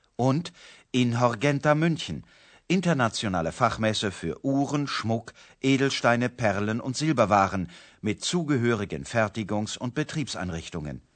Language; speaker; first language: German; native; German